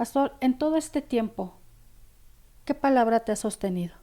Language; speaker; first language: Spanish; native; Spanish